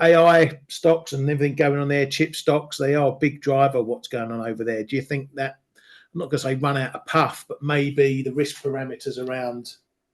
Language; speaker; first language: English; native; English